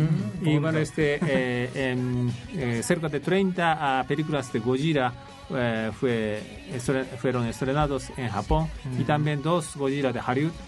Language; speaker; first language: Spanish; non-native, fluent; Japanese